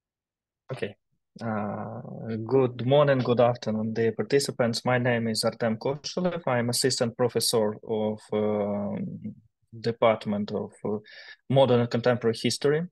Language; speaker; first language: English; non-native, learner; Ukrainian